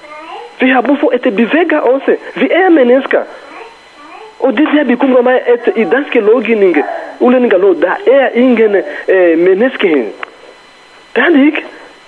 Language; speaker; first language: Danish; non-native, fluent; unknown